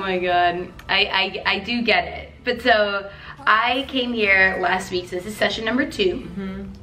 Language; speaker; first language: English; native; English